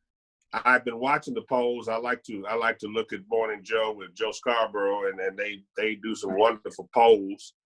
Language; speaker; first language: English; native; English